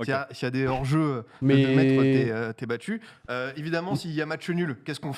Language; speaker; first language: French; native; French